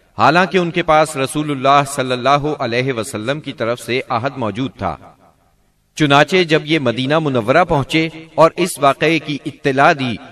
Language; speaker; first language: Urdu; native; Urdu